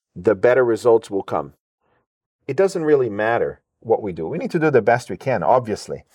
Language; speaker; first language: English; native; English